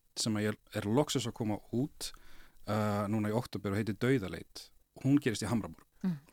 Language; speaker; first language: Icelandic; native; Icelandic